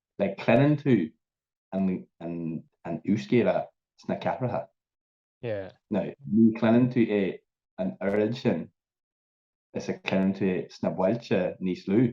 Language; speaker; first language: Irish; non-native, local second language; English